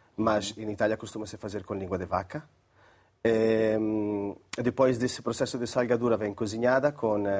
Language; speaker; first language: Portuguese; non-native, fluent; Italian